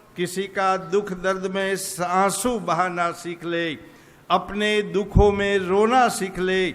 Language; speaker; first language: Hindi; non-native, local second language; Gujarati